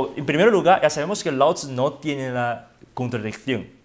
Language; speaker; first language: Spanish; non-native, learner; Wu Chinese